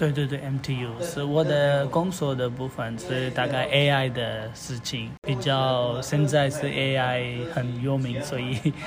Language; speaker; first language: Chinese; non-native, learner; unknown